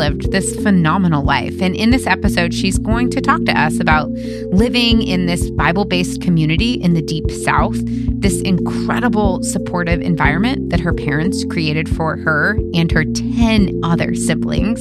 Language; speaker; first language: English; native; English